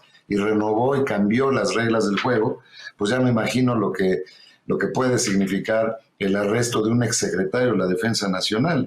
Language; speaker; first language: Spanish; native; Spanish